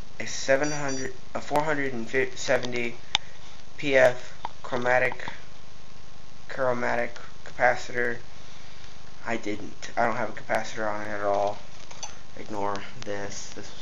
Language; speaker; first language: English; native; English